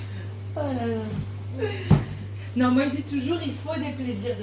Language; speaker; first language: French; native; French